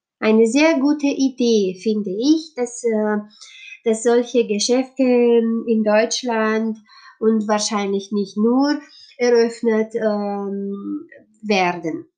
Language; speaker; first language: German; non-native, learner; Romanian